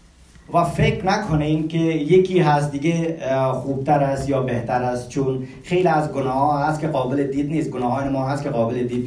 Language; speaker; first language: Persian; early bilingual, heritage; Persian